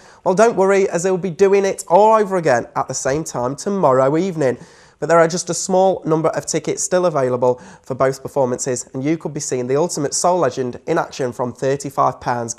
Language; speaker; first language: English; native; English